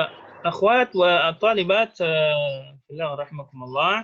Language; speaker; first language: Arabic; non-native, fluent; Indonesian